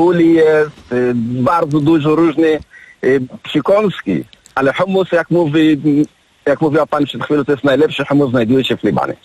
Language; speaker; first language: Polish; non-native, learner; Arabic